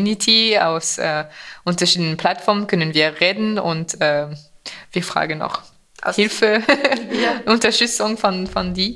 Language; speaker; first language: German; non-native, fluent; French